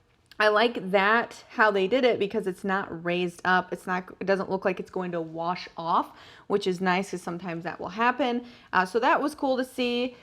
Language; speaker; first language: English; native; English